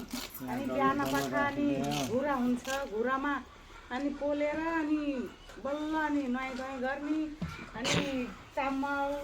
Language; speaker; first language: Nepali; non-native, local second language; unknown